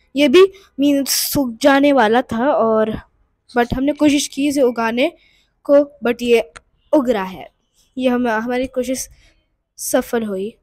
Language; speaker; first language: Hindi; non-native, local second language; Urdu